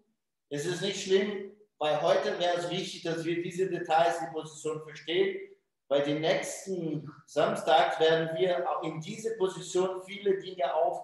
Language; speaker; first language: German; non-native, fluent; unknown